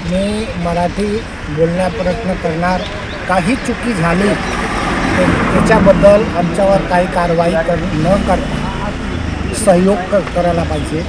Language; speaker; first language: Marathi; non-native, local second language; Hindi